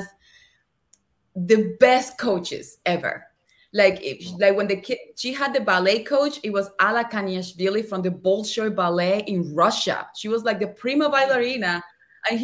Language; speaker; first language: English; non-native, fluent; Spanish